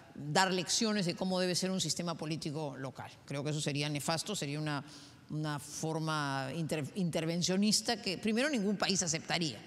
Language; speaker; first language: Spanish; native; Spanish